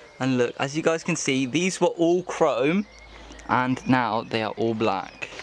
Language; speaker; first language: English; native; English